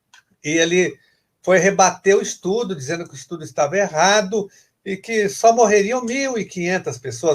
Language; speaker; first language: Portuguese; native; Portuguese